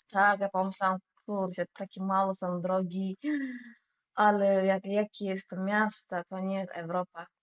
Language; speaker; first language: Polish; non-native, fluent; Uzbek